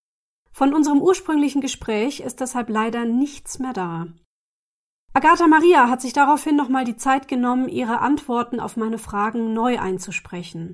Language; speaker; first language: German; native; German